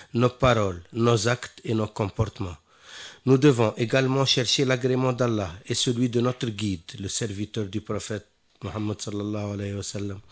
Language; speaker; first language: French; non-native, local second language; Wolof